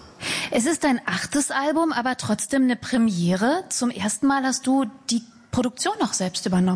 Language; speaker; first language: German; native; German